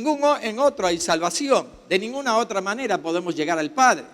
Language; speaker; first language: Spanish; native; Spanish